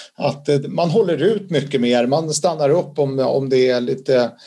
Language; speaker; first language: Swedish; native; Swedish